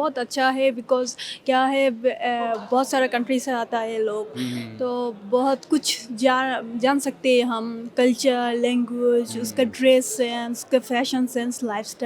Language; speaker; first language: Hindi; non-native, learner; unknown